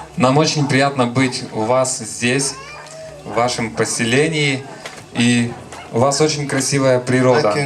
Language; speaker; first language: Russian; non-native, local second language; Ukrainian